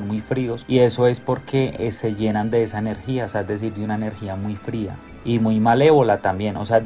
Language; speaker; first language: Spanish; native; Spanish